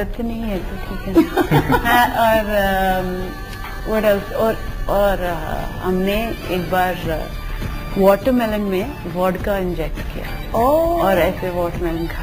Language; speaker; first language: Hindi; non-native, local second language; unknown